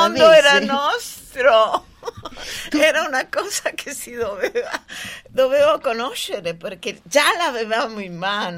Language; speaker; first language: Italian; non-native, fluent; Spanish